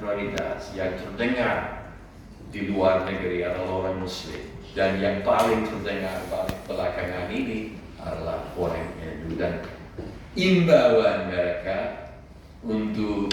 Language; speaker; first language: Indonesian; non-native, fluent; English